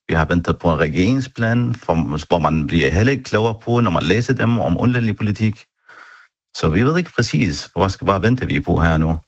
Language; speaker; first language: Danish; non-native, fluent; Arabic